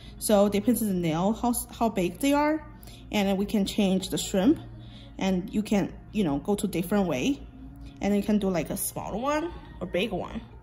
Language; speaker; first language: English; non-native, learner; Chinese